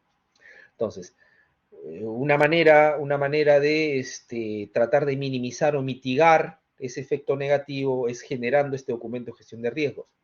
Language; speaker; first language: Spanish; native; Spanish